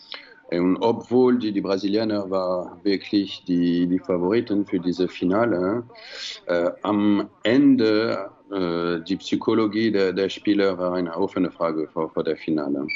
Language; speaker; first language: German; non-native, fluent; French